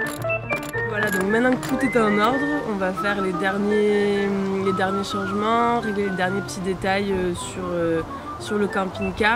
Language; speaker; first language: French; native; French